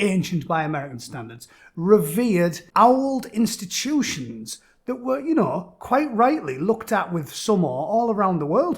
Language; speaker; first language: English; native; English